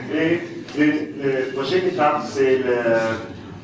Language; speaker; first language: French; non-native, learner; German